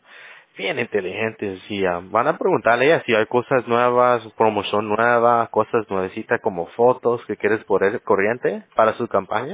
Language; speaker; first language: Spanish; early bilingual, heritage; English